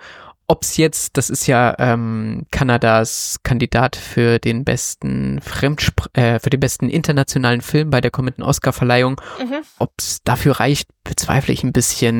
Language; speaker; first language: German; native; German